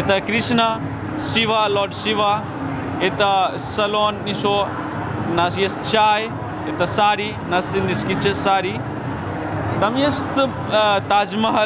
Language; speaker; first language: Russian; non-native, learner; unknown